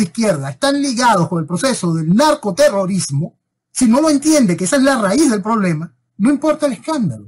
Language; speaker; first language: Spanish; native; Spanish